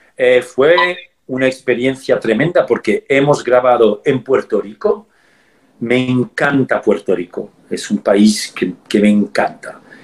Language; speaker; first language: Spanish; early bilingual, heritage; Spanish